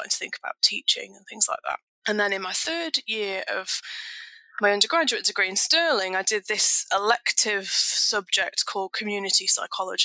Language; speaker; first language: English; native; English